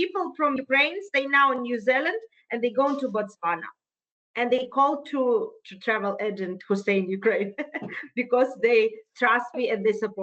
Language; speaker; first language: English; non-native, fluent; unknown